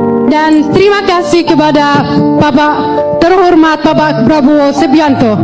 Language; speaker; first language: Indonesian; non-native, fluent; Arabic